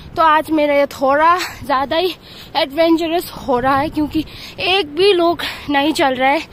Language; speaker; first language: Hindi; non-native, local second language; Nepali